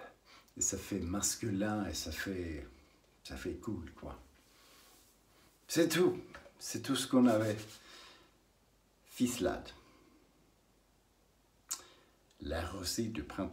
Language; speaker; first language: French; non-native, learner; English